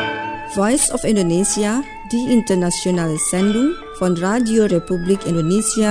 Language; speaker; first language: German; non-native, fluent; Indonesian